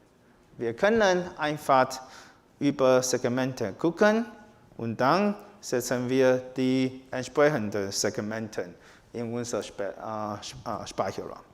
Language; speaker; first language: German; non-native, fluent; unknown